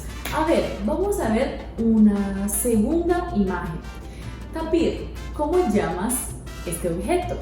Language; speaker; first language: Spanish; non-native, fluent; Portuguese